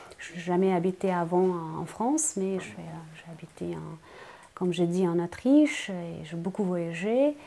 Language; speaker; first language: French; non-native, fluent; Russian